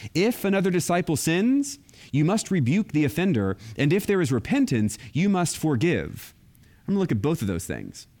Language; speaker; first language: English; native; English